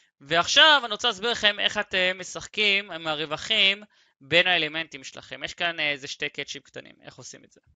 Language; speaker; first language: Hebrew; native; Hebrew